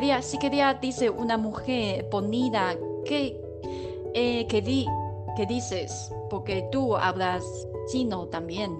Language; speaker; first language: Spanish; non-native, learner; Chinese